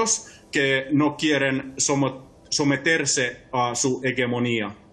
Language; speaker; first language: Spanish; non-native, fluent; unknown